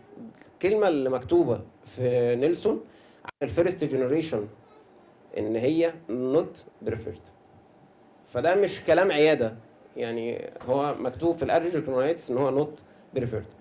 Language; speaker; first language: Arabic; native; Arabic